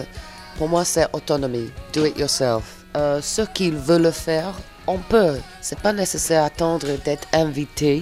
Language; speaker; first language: French; non-native, fluent; English